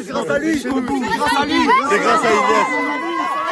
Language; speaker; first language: French; native; French